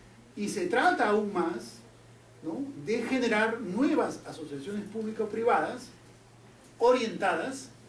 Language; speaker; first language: Spanish; native; Spanish